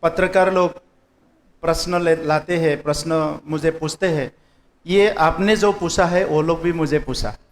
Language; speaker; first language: Hindi; non-native, local second language; Assamese